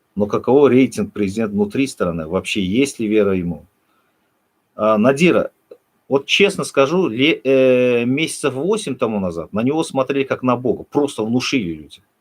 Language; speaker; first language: Russian; non-native, local second language; Turkmen